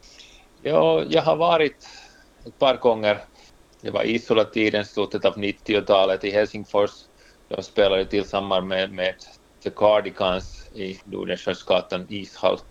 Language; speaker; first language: Swedish; non-native, local second language; Finnish